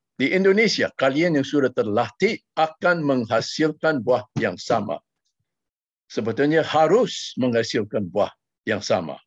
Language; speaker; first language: Malay; non-native, fluent; English